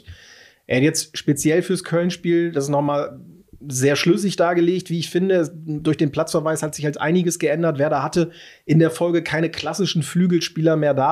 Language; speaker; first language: German; native; German